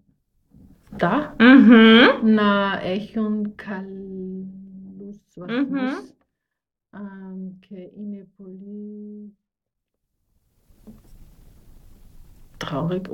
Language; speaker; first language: Greek; non-native, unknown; German